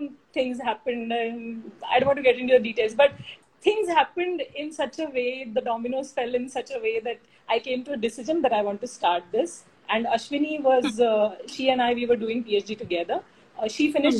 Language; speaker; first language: English; non-native, local second language; Marathi